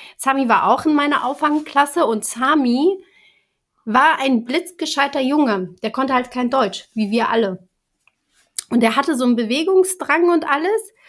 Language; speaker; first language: German; early bilingual, other home language; Kurdish